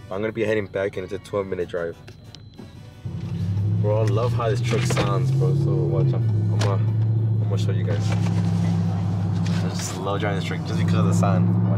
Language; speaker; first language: English; early bilingual, other home language; Spanish